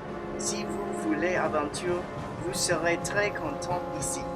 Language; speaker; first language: French; non-native, learner; English